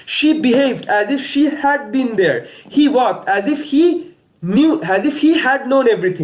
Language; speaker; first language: English; non-native, local second language; Bangla